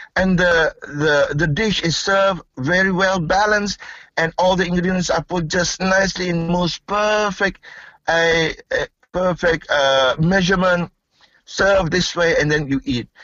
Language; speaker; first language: English; non-native, local second language; Malay